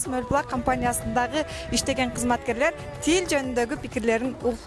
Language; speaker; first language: Kyrgyz; native; Kyrgyz